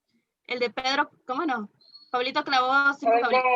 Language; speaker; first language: Spanish; native; Spanish